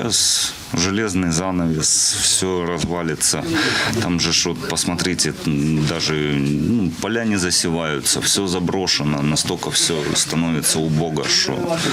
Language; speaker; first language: Russian; native; Russian